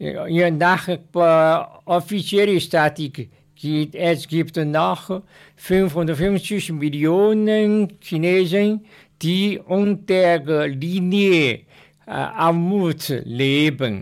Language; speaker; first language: German; non-native, learner; Chinese